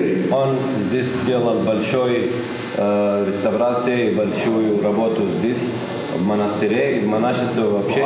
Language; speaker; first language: Russian; non-native, learner; Arabic